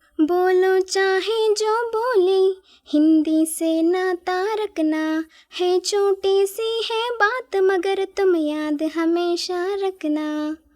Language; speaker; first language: Hindi; non-native, local second language; Telugu